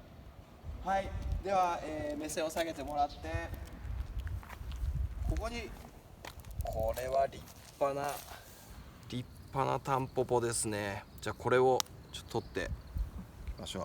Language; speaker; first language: Japanese; native; Japanese